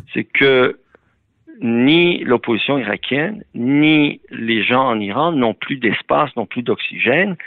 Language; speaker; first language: French; early bilingual, other home language; Persian